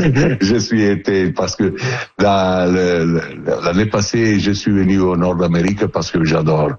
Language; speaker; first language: French; non-native, learner; Italian